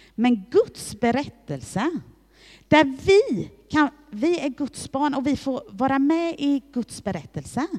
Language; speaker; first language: Swedish; native; Swedish